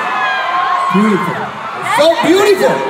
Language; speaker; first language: English; non-native, learner; Korean